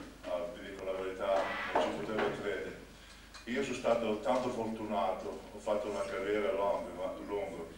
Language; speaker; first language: Italian; non-native, local second language; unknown